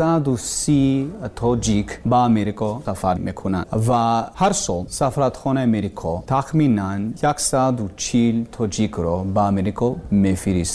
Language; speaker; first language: Persian; non-native, learner; English